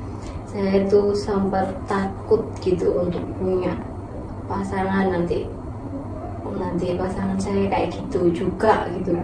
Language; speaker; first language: Indonesian; native; Indonesian